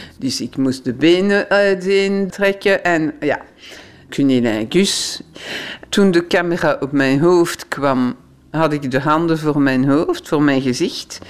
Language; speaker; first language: Dutch; non-native, local second language; French